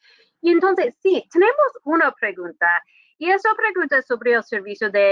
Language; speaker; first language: Spanish; non-native, fluent; English